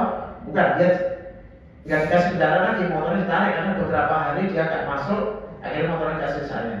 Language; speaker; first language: Indonesian; native; Indonesian